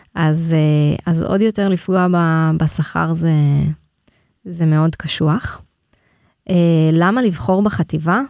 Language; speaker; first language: Hebrew; native; Hebrew